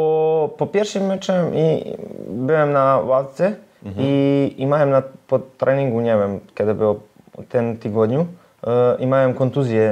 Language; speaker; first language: Polish; non-native, learner; Serbian